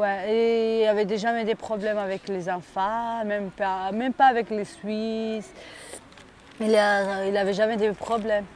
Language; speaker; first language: French; non-native, learner; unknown